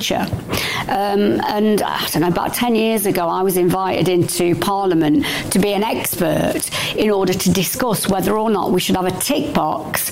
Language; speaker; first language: English; native; English